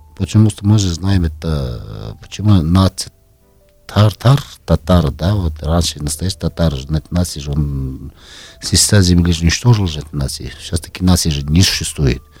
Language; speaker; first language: Russian; non-native, local second language; Tuvinian